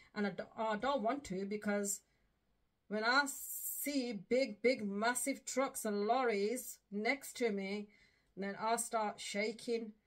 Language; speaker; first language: English; early bilingual, other home language; Punjabi